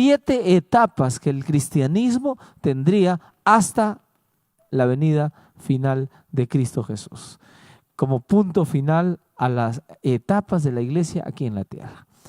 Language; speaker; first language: Spanish; native; Spanish